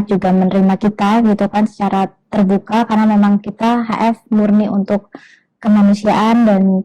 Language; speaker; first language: Indonesian; native; Indonesian